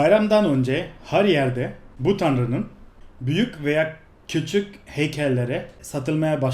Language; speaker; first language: Turkish; non-native, fluent; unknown